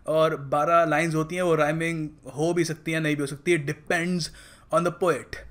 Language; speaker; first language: Hindi; native; Hindi